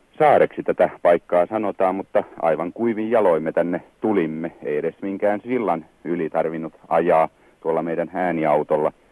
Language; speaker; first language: Finnish; native; Finnish